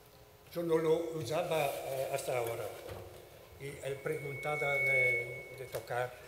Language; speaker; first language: Spanish; non-native, learner; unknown